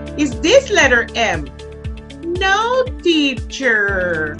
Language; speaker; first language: English; non-native, fluent; Spanish